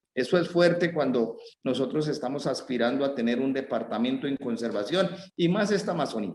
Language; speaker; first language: Spanish; native; Spanish